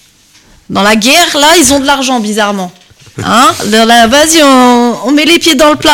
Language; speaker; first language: French; native; French